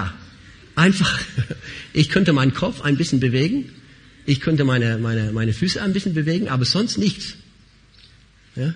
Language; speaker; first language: German; non-native, fluent; English